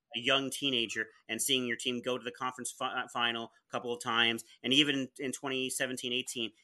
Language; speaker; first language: English; early bilingual, other home language; Italian